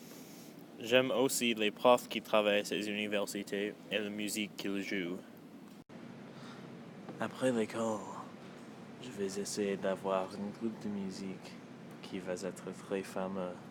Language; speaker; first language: French; non-native, local second language; English